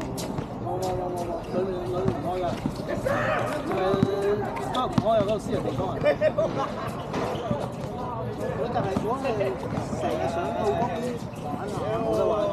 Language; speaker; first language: Cantonese; native; Cantonese